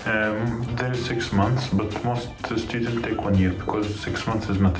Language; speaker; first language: English; non-native, learner; Arabic